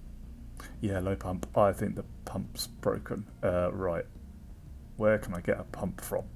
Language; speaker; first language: English; native; English